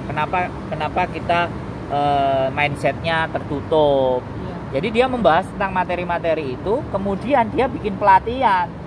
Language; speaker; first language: Indonesian; non-native, local second language; Javanese